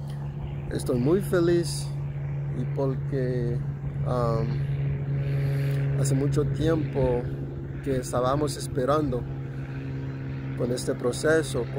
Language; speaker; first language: Spanish; non-native, local second language; Haitian Creole